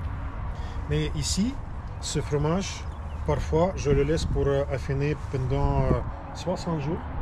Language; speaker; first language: French; non-native, learner; Russian